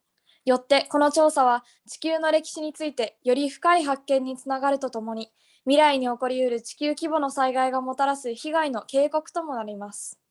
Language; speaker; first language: Japanese; native; Japanese